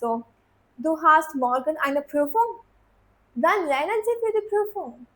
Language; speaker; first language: German; non-native, fluent; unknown